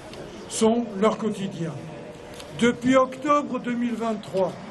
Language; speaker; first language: French; native; French